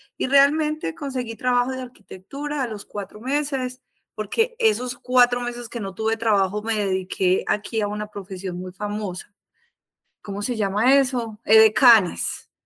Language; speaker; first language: Spanish; native; Spanish